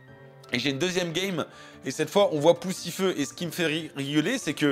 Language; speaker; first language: French; native; French